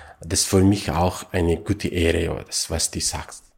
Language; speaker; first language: German; non-native, learner; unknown